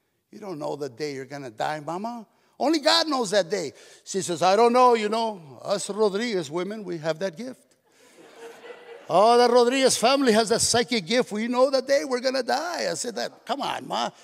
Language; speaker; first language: English; native; English